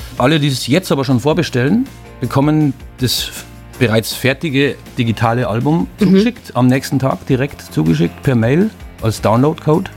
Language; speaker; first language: German; native; German